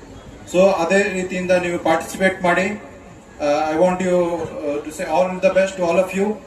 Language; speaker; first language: Kannada; non-native, fluent; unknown